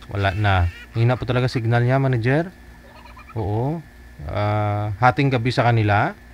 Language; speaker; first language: Filipino; native; Filipino